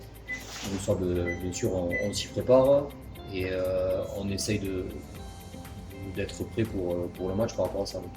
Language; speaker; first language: French; native; French